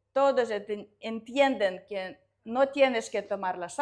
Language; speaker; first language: Spanish; non-native, learner; Russian